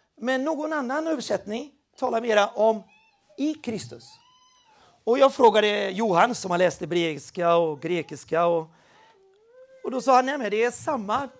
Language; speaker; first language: Swedish; non-native, fluent; Spanish